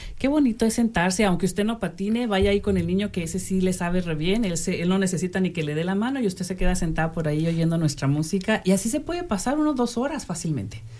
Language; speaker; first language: Spanish; native; Spanish